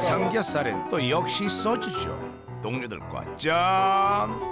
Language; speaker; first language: Korean; native; Korean